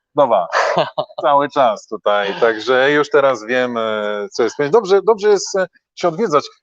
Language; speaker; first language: Polish; native; Polish